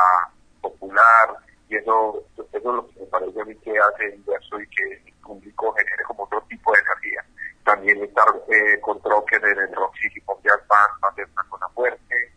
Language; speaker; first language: Spanish; native; Spanish